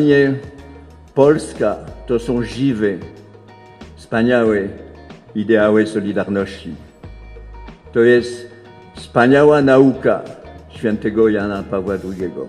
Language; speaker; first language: Polish; non-native, fluent; French